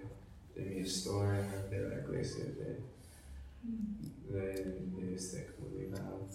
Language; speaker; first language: Spanish; non-native, learner; English